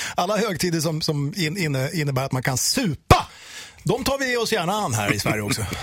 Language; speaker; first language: Swedish; native; Swedish